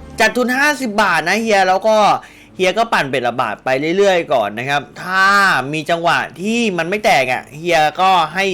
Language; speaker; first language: Thai; native; Thai